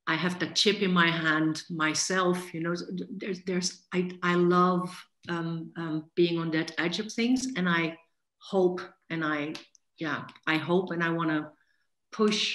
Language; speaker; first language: English; non-native, fluent; Dutch